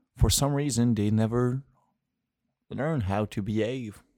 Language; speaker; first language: English; non-native, fluent; French